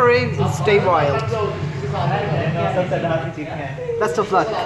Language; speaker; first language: English; non-native, local second language; Urdu